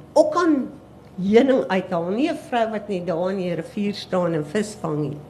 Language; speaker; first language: Afrikaans; native; Afrikaans